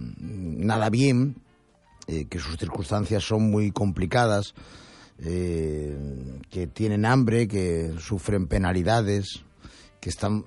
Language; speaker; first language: Spanish; native; Spanish